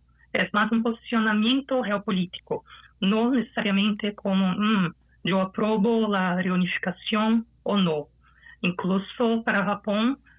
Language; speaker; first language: Spanish; non-native, fluent; Portuguese